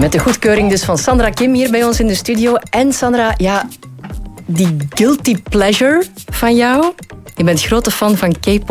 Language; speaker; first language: Dutch; native; Dutch